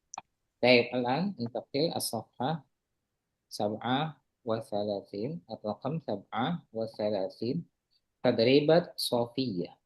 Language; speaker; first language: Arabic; non-native, fluent; Indonesian